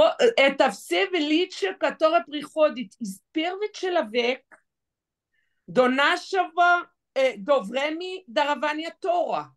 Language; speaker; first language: Russian; non-native, fluent; Hebrew